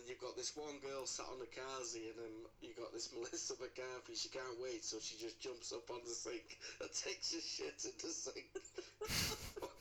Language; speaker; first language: English; native; English